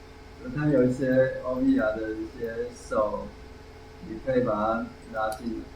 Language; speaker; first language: Chinese; native; Chinese